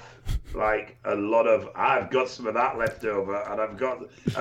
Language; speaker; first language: English; native; English